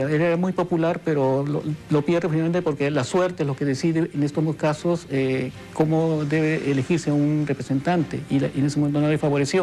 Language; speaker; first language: Spanish; native; Spanish